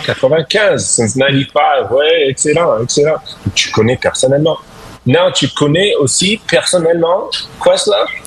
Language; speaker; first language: French; non-native, fluent; English